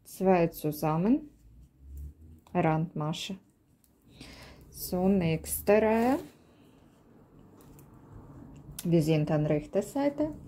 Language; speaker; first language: German; non-native, learner; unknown